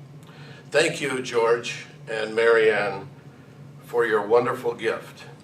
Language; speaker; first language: English; native; English